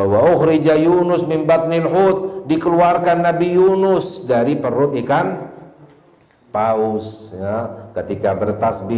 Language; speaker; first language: Indonesian; native; Indonesian